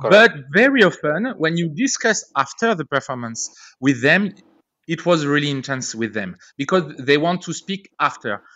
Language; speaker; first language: English; non-native, fluent; French